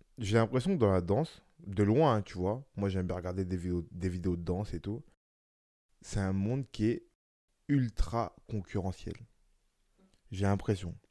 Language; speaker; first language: French; native; French